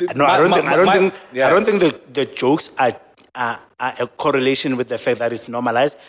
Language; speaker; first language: English; non-native, local second language; Southern Sotho